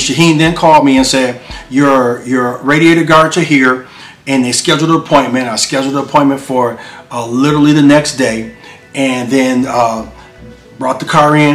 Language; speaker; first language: English; native; English